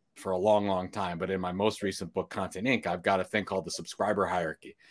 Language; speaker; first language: English; early bilingual, other home language; Italian